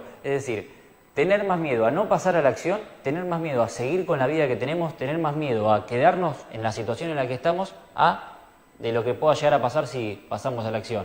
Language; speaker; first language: Spanish; native; Spanish